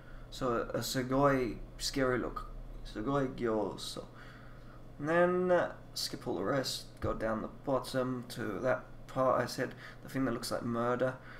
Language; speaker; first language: English; native; English